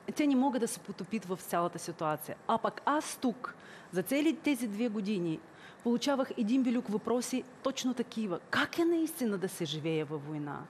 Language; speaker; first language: Bulgarian; early bilingual, heritage; Bulgarian